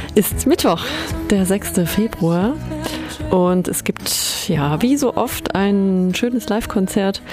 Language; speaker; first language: German; native; German